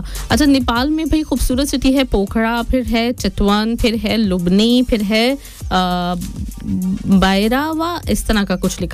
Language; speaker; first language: Hindi; native; Hindi